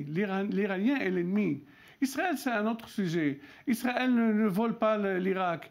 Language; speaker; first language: French; non-native, local second language; Arabic